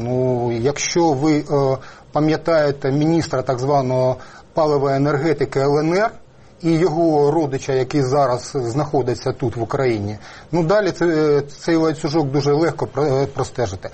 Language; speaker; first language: Ukrainian; native; Ukrainian